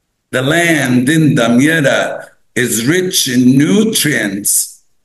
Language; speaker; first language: English; non-native, fluent; Arabic